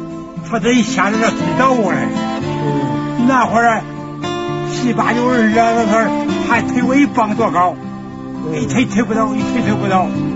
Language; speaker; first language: Chinese; native; Chinese